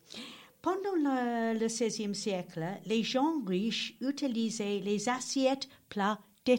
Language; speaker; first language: French; non-native, learner; English